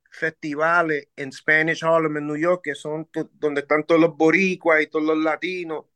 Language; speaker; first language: Spanish; early bilingual, heritage; Spanish